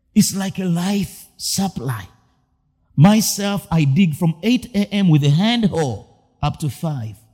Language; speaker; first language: English; non-native, local second language; Ganda